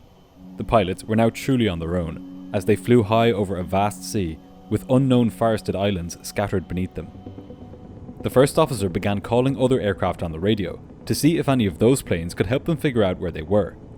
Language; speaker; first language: English; native; English